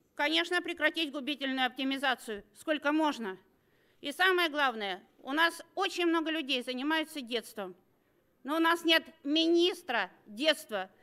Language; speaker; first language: Russian; native; Russian